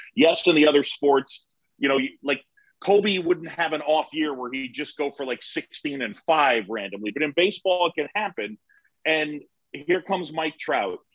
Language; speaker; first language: English; native; English